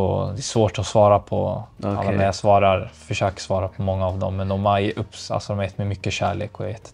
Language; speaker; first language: Swedish; early bilingual, other home language; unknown